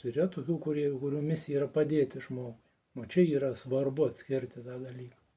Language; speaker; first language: Lithuanian; native; Lithuanian